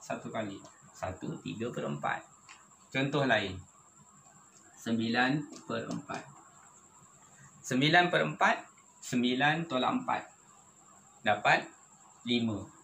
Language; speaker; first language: Malay; native; Malay